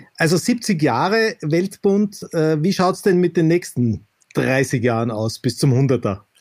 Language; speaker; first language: German; native; German